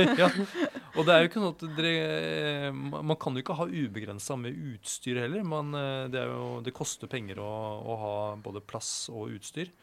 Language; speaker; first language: Norwegian; native; Norwegian